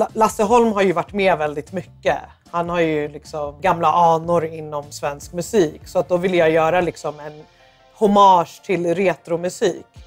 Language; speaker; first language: Swedish; early bilingual, other home language; English